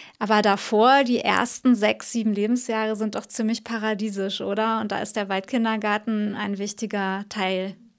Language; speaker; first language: German; native; German